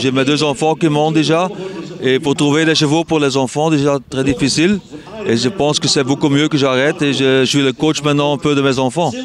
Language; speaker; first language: French; non-native, local second language; Dutch